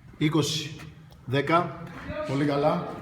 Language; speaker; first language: Greek; native; Greek